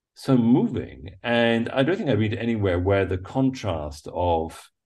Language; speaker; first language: English; native; English